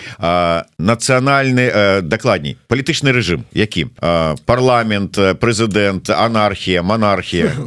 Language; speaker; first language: Belarusian; non-native, local second language; Russian